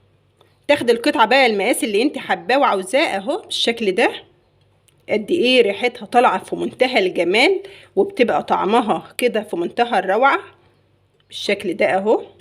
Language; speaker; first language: Arabic; native; Arabic